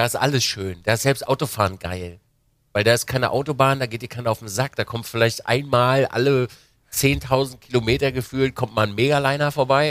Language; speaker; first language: German; native; German